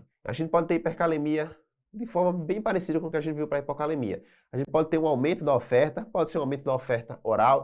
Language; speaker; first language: Portuguese; native; Portuguese